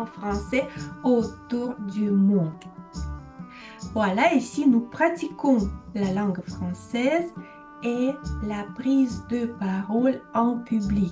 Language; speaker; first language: French; non-native, fluent; Russian